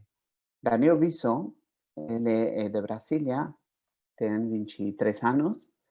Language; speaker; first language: Portuguese; non-native, fluent; Spanish